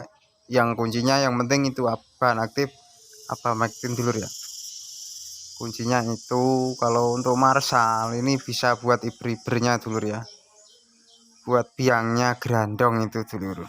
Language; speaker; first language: Indonesian; non-native, local second language; Javanese